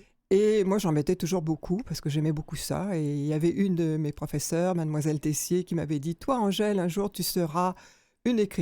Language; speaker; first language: French; native; French